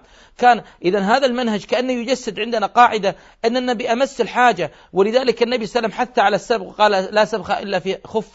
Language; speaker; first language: Arabic; native; Arabic